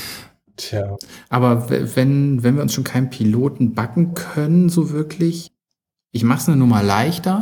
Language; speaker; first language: German; native; German